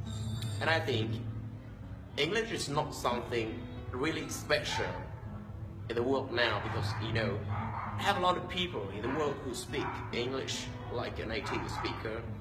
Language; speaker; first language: English; non-native, fluent; Vietnamese